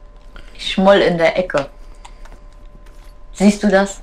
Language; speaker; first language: German; native; German